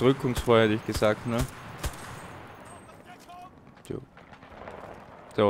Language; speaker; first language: German; native; German